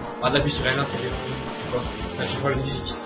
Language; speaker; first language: French; native; French